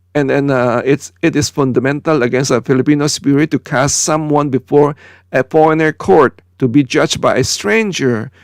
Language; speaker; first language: English; non-native, local second language; Filipino